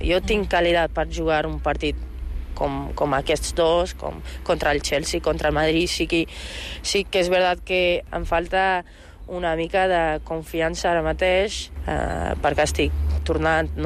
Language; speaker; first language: Catalan; non-native, fluent; Portuguese